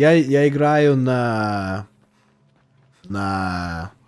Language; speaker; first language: Russian; non-native, learner; English